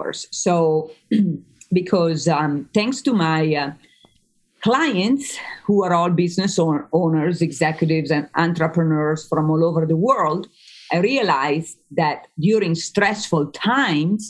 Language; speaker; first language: English; non-native, fluent; Italian